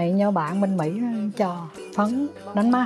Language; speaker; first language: Vietnamese; native; Vietnamese